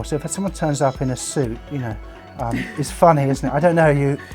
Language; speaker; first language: English; native; English